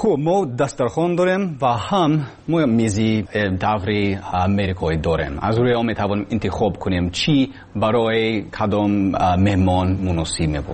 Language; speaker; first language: Persian; non-native, learner; English